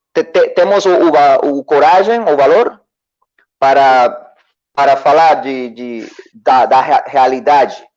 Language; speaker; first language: Portuguese; non-native, learner; Spanish